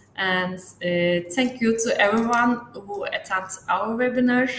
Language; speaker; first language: English; non-native, fluent; Turkish